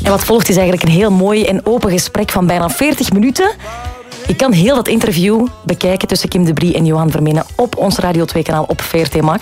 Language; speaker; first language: Dutch; native; Dutch